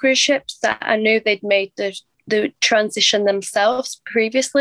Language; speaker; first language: English; native; English